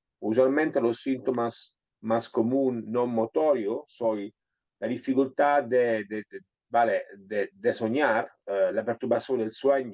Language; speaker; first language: Spanish; non-native, fluent; Italian